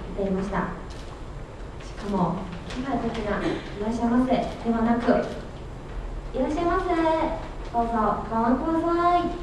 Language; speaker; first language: Japanese; non-native, fluent; Chinese